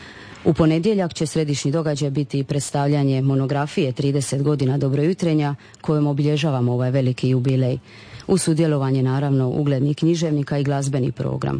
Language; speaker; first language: Serbian; native; Serbian